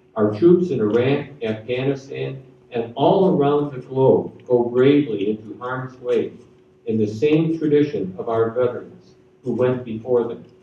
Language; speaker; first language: English; native; English